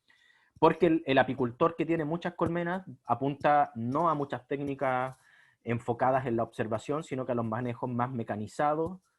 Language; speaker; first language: Spanish; native; Spanish